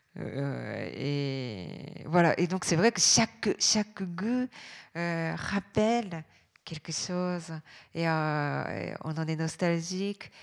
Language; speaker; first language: French; non-native, fluent; Japanese